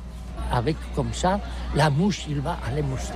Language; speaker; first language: French; non-native, learner; Catalan